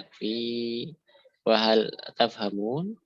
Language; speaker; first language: Arabic; non-native, fluent; Indonesian